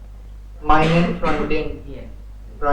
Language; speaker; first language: German; non-native, learner; Hindi